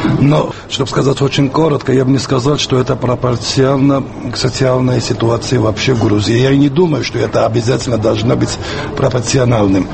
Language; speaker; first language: Russian; non-native, local second language; Georgian